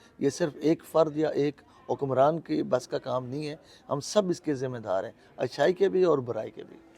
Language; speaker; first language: Urdu; non-native, local second language; Pahari-Potwari